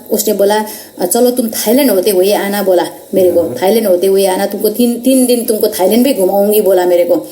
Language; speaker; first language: Hindi; non-native, local second language; Nepali